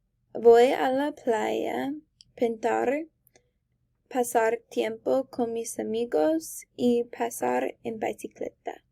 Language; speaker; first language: Spanish; non-native, learner; English